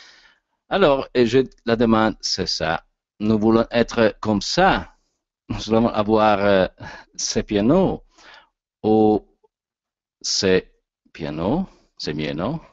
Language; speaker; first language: French; non-native, learner; Italian